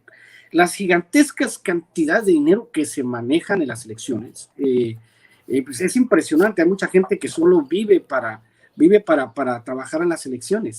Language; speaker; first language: Spanish; native; Spanish